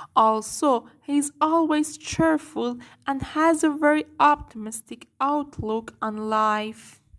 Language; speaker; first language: English; non-native, fluent; Persian